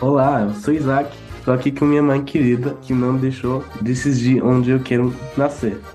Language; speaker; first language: Portuguese; early bilingual, heritage; Portuguese